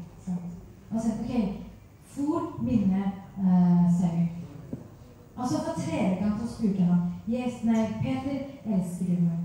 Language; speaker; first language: Norwegian; non-native, fluent; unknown